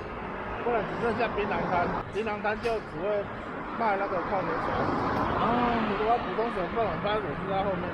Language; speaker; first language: Chinese; native; Chinese